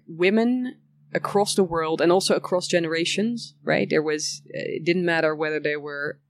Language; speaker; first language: English; early bilingual, other home language; Dutch